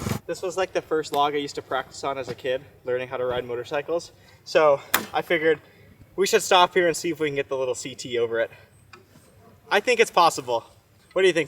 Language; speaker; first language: English; native; English